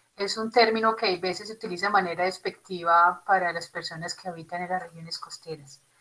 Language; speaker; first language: Spanish; native; Spanish